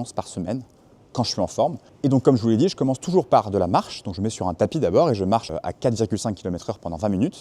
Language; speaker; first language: French; native; French